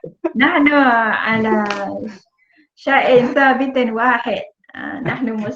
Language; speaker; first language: Arabic; non-native, fluent; Malay